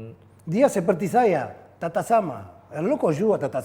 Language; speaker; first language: Indonesian; non-native, fluent; Spanish